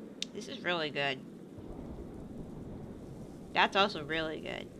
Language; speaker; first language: English; native; English